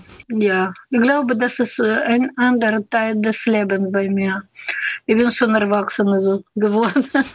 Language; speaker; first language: German; non-native, fluent; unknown